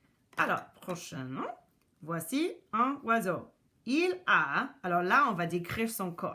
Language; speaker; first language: French; non-native, local second language; English